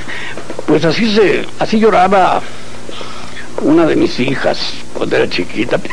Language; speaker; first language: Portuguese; non-native, learner; Spanish